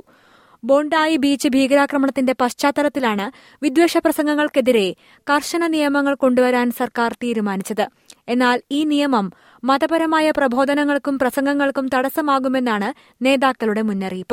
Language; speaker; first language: Malayalam; native; Malayalam